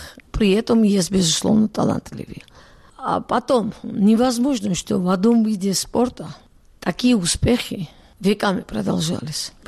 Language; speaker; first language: Russian; non-native, local second language; Georgian